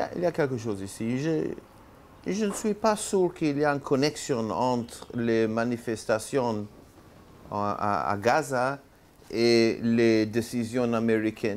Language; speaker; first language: French; non-native, learner; Hebrew